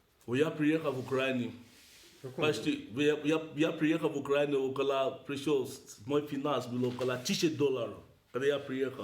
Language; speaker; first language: Russian; non-native, learner; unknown